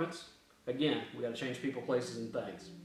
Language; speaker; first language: English; native; English